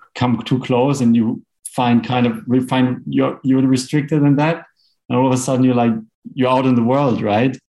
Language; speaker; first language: English; non-native, fluent; German